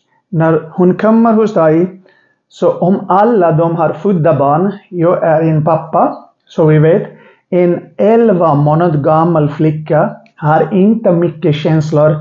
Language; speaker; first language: Swedish; non-native, learner; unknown